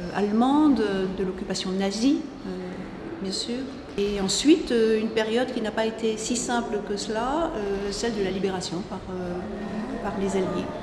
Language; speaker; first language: French; native; French